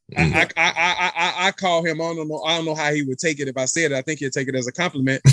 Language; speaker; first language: English; native; English